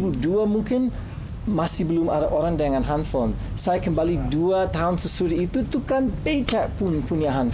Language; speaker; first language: Indonesian; non-native, fluent; English